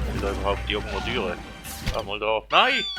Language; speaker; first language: German; native; German